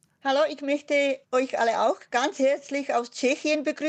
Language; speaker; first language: German; non-native, fluent; Czech